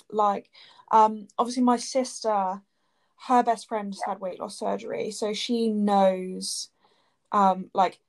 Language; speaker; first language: English; native; English